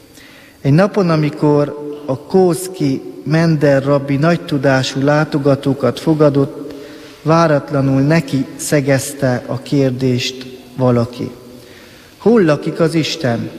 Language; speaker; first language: Hungarian; native; Hungarian